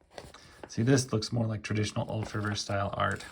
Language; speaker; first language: English; native; English